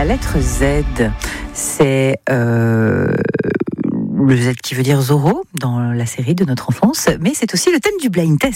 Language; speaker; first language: French; native; French